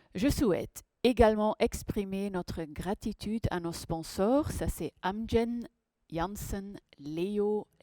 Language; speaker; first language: French; non-native, local second language; Dutch